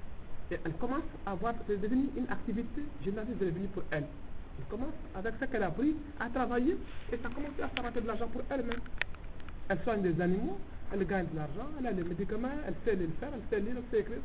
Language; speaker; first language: French; non-native, local second language; Tamasheq